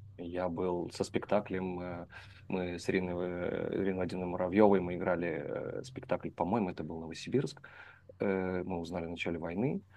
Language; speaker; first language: Russian; native; Russian